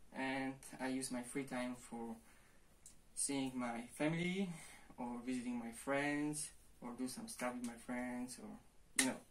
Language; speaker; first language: English; non-native, fluent; Polish